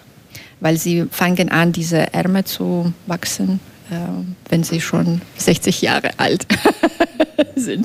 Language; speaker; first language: German; non-native, fluent; Belarusian